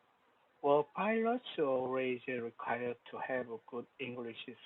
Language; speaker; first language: English; non-native, learner; Korean